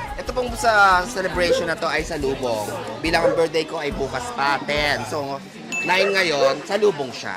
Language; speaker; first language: Filipino; native; Filipino